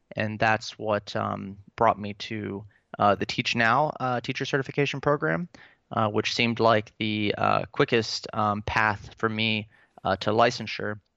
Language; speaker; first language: English; native; English